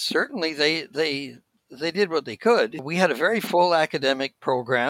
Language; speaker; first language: English; native; English